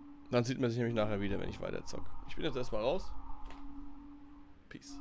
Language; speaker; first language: German; native; German